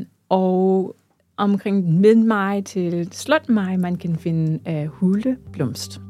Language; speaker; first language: Danish; non-native, fluent; English